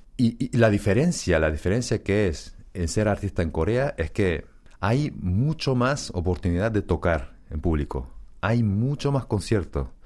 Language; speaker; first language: Spanish; early bilingual, other home language; Korean